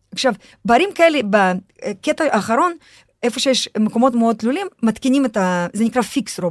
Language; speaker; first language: Hebrew; non-native, fluent; Russian